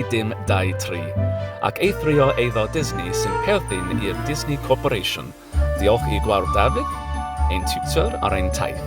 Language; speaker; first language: Welsh; non-native, fluent; English